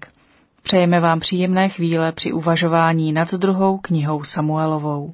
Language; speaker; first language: Czech; native; Czech